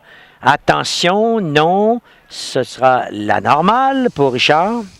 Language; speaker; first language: French; native; French